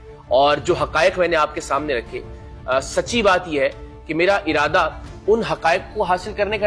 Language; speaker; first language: Urdu; native; Urdu